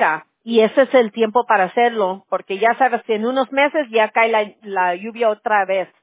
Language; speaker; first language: Spanish; early bilingual, heritage; Spanish